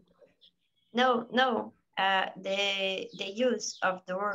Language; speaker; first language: English; non-native, fluent; Portuguese